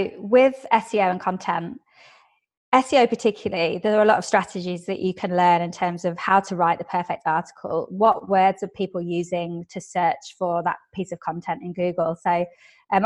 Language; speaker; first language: English; native; English